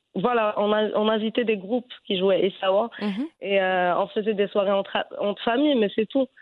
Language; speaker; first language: French; non-native, local second language; Arabic